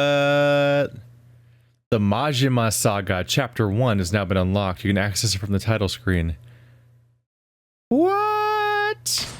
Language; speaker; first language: English; native; English